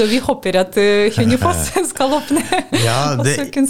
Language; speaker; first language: Norwegian; non-native, learner; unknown